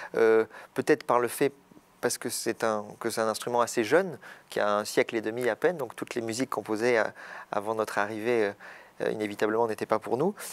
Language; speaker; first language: French; native; French